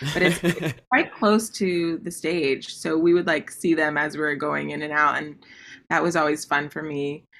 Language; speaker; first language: English; native; English